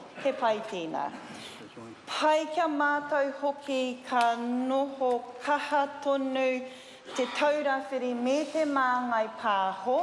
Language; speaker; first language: Māori; non-native, learner; English